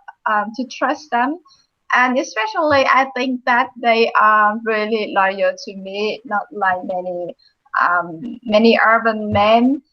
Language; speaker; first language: English; non-native, fluent; Vietnamese